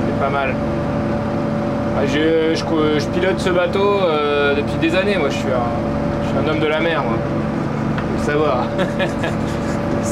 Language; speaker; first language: French; native; French